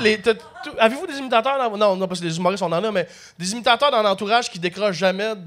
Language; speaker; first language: French; native; French